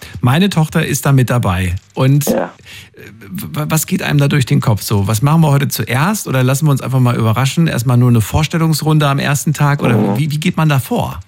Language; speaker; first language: German; native; German